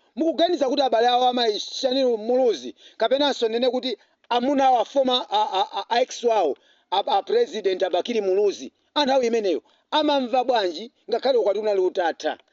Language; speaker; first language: Nyanja; native; Nyanja